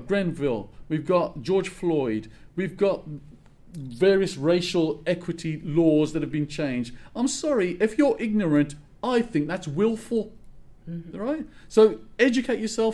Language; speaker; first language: English; native; English